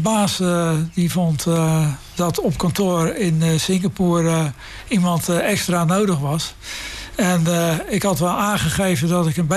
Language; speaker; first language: Dutch; native; Dutch